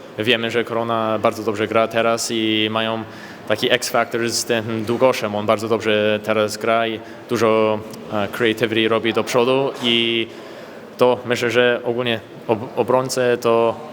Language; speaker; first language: Polish; early bilingual, heritage; English